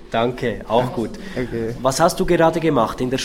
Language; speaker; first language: German; native; German